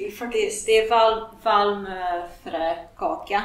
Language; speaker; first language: Swedish; non-native, fluent; Polish